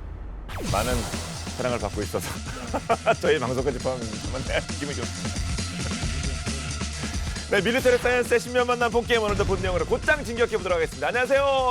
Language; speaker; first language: Korean; native; Korean